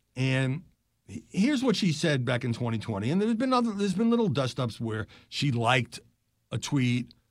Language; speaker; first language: English; native; English